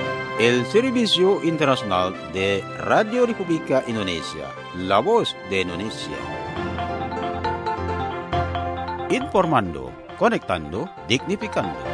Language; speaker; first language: Spanish; non-native, fluent; Indonesian